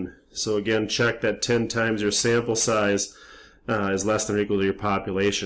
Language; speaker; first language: English; native; English